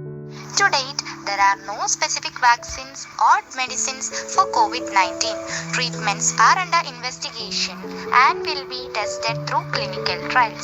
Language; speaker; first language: English; non-native, local second language; Malayalam